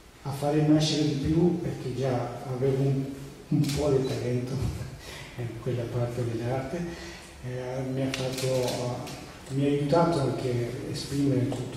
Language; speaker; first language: Italian; non-native, fluent; Spanish